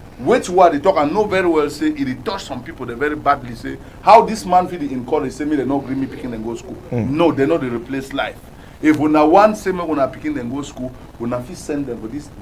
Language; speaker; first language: Nigerian Pidgin; native; Nigerian Pidgin